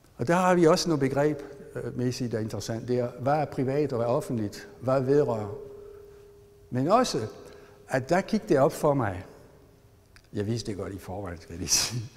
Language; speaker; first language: Danish; non-native, fluent; French